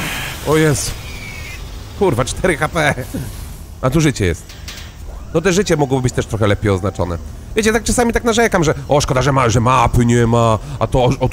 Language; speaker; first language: Polish; native; Polish